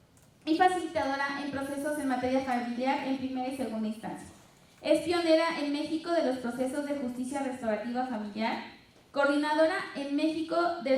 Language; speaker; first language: Spanish; native; Spanish